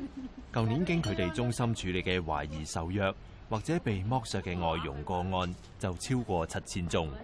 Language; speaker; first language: Cantonese; native; Cantonese